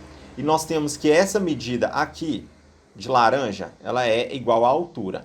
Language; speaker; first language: Portuguese; native; Portuguese